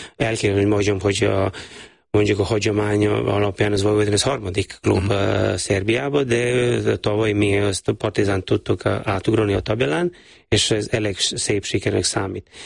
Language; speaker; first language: Hungarian; non-native, fluent; Serbian